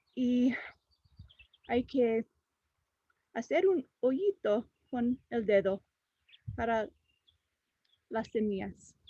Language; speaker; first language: Spanish; non-native, fluent; English